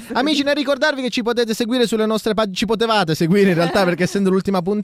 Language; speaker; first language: Italian; native; Italian